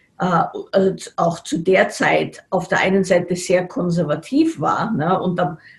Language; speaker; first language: German; native; German